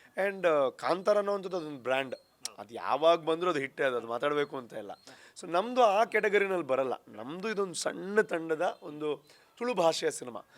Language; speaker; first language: Kannada; non-native, local second language; Tulu